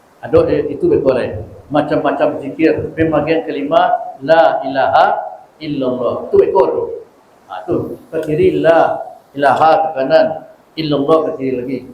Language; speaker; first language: Malay; non-native, local second language; Minangkabau